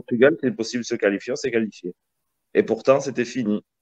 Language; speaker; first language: French; early bilingual, other home language; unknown